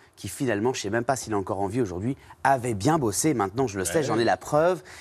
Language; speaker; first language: French; native; French